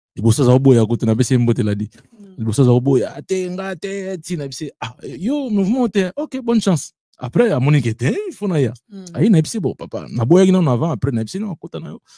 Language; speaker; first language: Lingala; native; Lingala